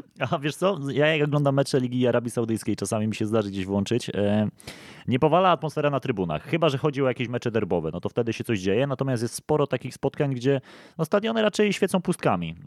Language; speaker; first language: Polish; native; Polish